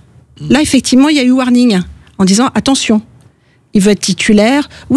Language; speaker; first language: French; native; French